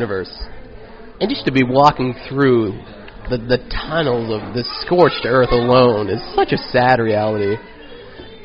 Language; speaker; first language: English; native; English